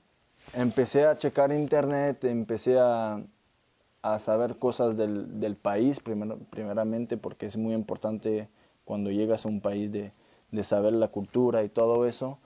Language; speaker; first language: Spanish; non-native, fluent; French